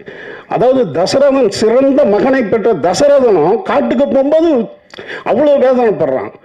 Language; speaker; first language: Tamil; native; Tamil